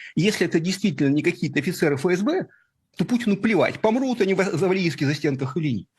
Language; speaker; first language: Russian; native; Russian